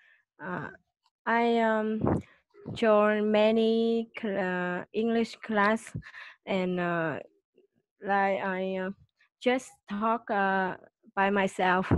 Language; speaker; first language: English; non-native, learner; Vietnamese